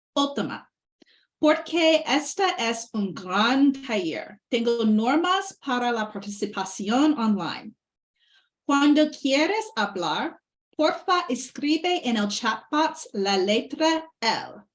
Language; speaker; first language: Spanish; non-native, learner; English